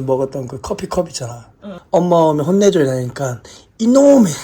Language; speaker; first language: Korean; native; Korean